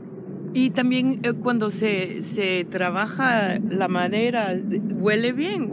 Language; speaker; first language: Spanish; non-native, fluent; English